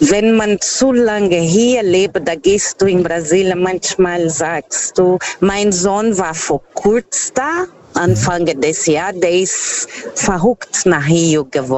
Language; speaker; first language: German; non-native, learner; Portuguese